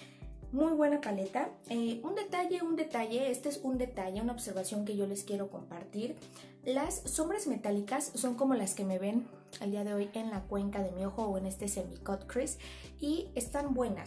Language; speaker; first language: Spanish; native; Spanish